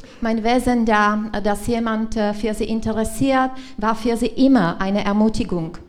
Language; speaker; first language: German; non-native, learner; Czech